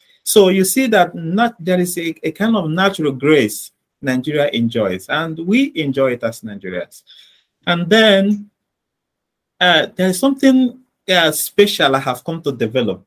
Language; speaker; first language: English; non-native, local second language; Igbo